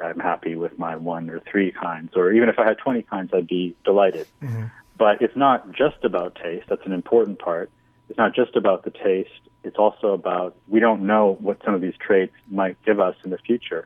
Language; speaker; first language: English; native; English